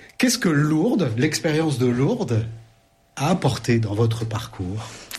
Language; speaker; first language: French; native; French